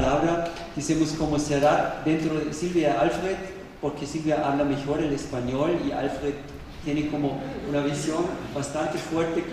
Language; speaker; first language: Spanish; non-native, fluent; German